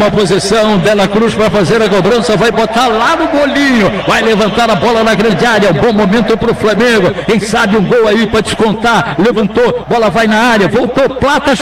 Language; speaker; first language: Portuguese; native; Portuguese